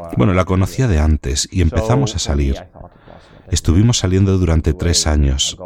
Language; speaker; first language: Spanish; non-native, fluent; Dutch